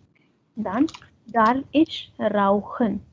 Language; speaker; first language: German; non-native, fluent; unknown